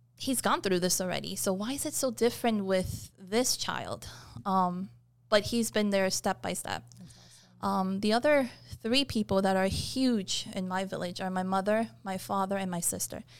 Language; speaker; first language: English; early bilingual, other home language; Persian